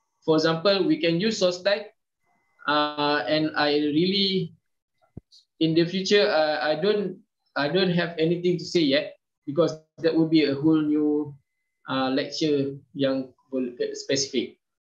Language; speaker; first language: English; non-native, local second language; Malay